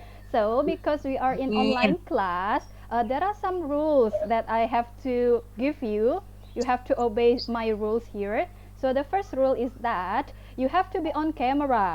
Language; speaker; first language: English; non-native, fluent; Indonesian